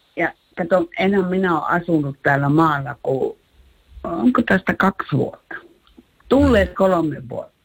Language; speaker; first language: Finnish; early bilingual, heritage; Finnish